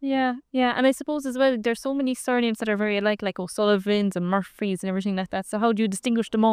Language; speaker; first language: English; native; English